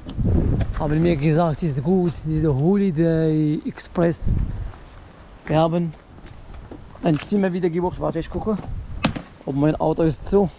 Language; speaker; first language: German; non-native, fluent; Arabic